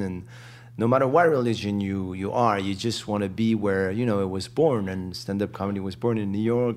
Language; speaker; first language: English; non-native, fluent; Arabic